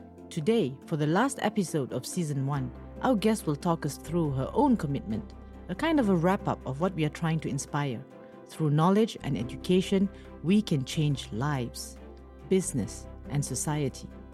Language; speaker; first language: English; non-native, fluent; French